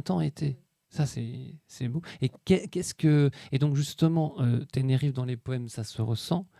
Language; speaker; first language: French; native; French